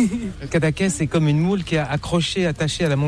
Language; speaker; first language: French; native; French